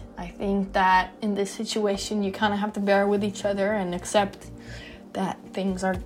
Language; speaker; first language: English; non-native, fluent; Dutch